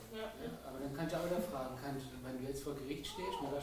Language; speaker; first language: German; native; German